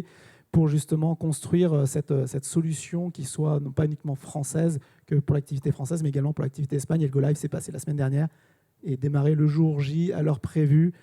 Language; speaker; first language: French; native; French